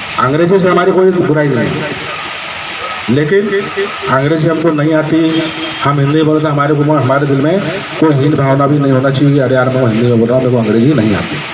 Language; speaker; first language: Hindi; native; Hindi